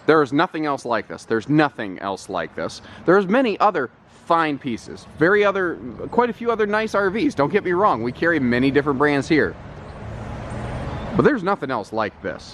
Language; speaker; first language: English; native; English